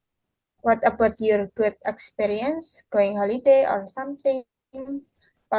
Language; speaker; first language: English; non-native, learner; Indonesian